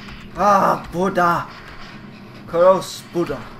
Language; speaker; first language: Japanese; non-native, learner; English